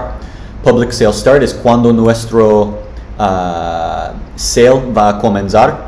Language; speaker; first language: Spanish; non-native, learner; English